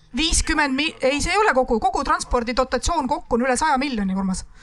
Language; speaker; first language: Estonian; native; Estonian